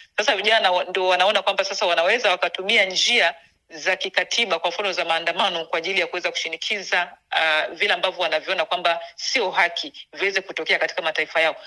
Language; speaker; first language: Swahili; native; Swahili